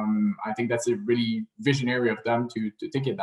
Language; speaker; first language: English; non-native, local second language; French